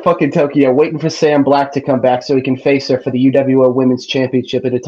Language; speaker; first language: English; native; English